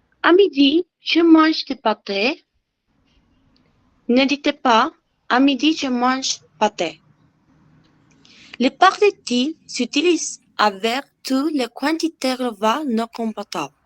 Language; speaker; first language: French; non-native, learner; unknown